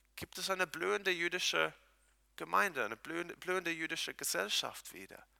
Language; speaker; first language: German; non-native, fluent; Hebrew